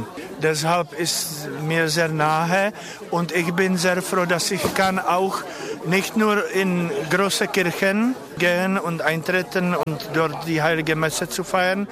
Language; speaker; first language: German; non-native, fluent; Czech